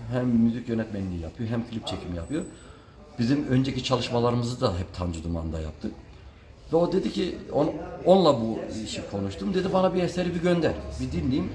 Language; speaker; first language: Turkish; early bilingual, heritage; Turkish